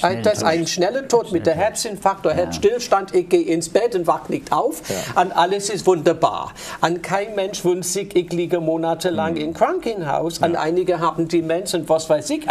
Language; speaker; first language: German; non-native, fluent; English